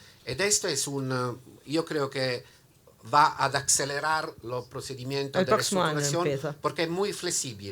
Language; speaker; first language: Spanish; non-native, learner; Italian